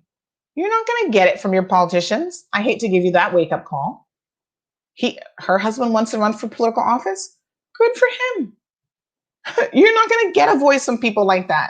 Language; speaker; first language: English; native; English